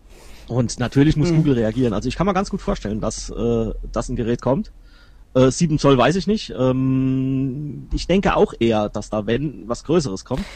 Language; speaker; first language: German; native; German